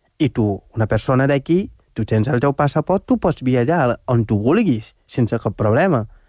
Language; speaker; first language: Catalan; non-native, fluent; Wolof